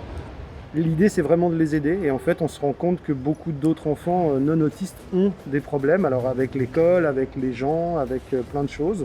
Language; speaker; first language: French; native; French